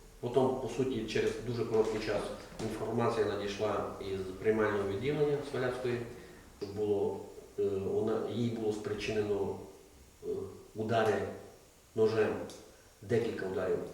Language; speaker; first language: Ukrainian; native; Ukrainian